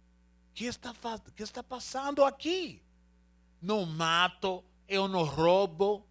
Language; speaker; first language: Portuguese; non-native, learner; Spanish